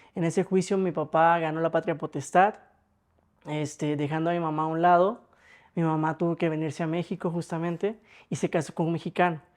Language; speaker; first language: Spanish; native; Spanish